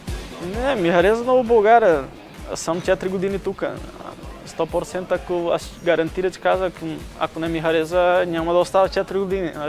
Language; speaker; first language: Bulgarian; non-native, learner; Portuguese